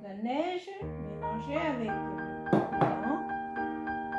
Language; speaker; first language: French; non-native, learner; Hmong